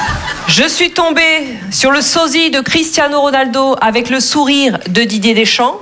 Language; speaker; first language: French; native; French